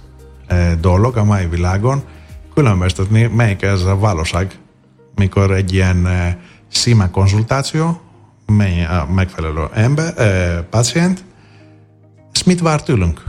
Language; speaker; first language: Hungarian; non-native, fluent; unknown